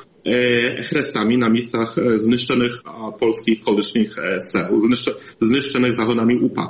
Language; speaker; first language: Polish; non-native, learner; Ukrainian